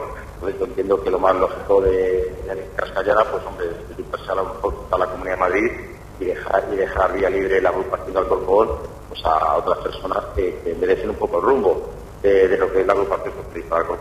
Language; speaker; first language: Spanish; native; Spanish